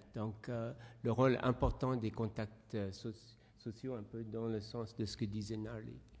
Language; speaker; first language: French; non-native, fluent; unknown